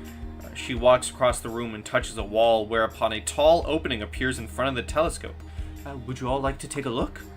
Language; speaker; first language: English; native; English